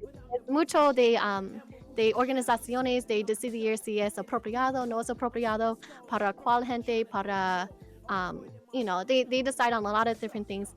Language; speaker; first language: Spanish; non-native, learner; English